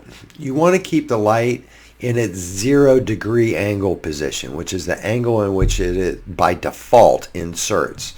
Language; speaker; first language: English; native; English